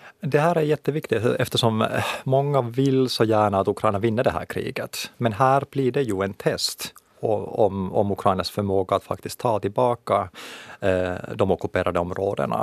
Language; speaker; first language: Swedish; non-native, local second language; Finnish